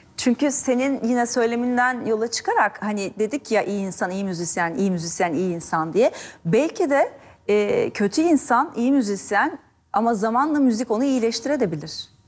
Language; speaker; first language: Turkish; native; Turkish